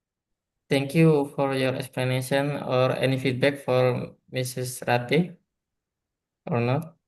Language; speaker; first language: English; non-native, learner; Indonesian